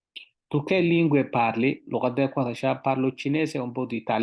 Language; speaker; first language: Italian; non-native, fluent; Somali